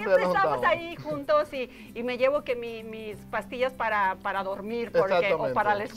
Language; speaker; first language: Spanish; native; Spanish